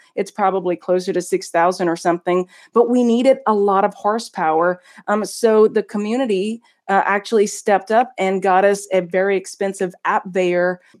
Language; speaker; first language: English; native; English